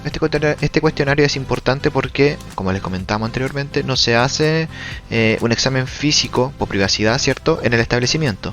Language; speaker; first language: Spanish; native; Spanish